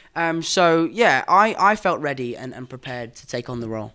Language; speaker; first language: English; native; English